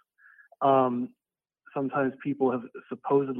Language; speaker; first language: English; native; English